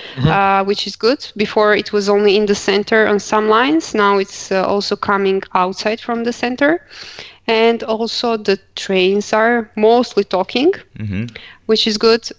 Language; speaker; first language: English; non-native, fluent; Croatian